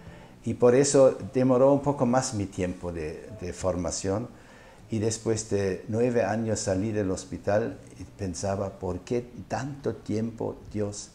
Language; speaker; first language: Spanish; non-native, fluent; German